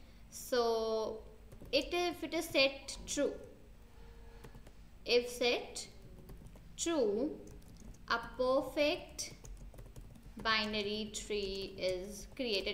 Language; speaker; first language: English; non-native, local second language; Hindi